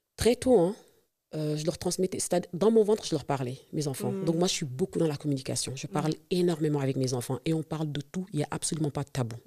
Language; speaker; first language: French; non-native, local second language; Serer